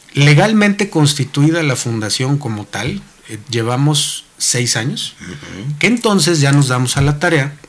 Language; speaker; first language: Spanish; native; Spanish